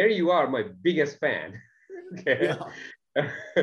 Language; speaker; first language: English; non-native, local second language; Bangla